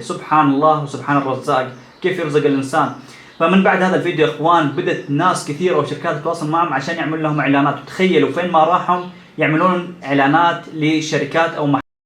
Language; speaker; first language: Arabic; native; Arabic